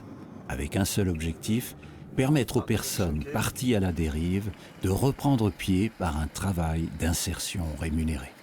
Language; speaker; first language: French; native; French